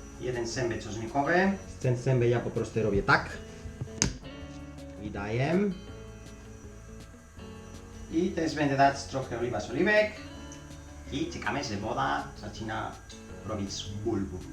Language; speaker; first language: Polish; non-native, learner; Spanish